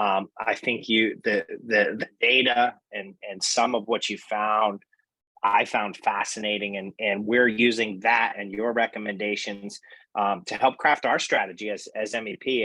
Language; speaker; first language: English; native; English